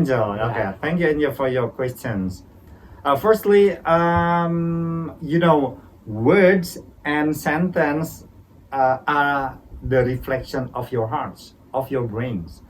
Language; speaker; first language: English; non-native, fluent; Indonesian